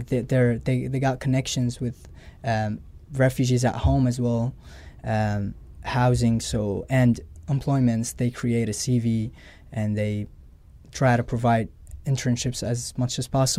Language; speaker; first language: English; non-native, fluent; Arabic